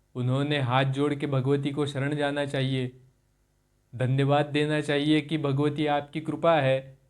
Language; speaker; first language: Hindi; non-native, local second language; Marathi